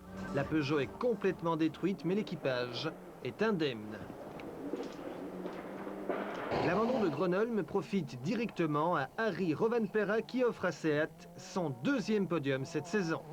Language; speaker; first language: French; native; French